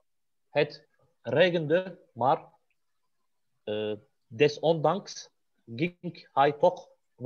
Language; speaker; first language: Dutch; non-native, learner; Turkish